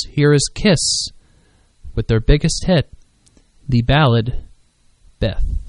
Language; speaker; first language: English; native; English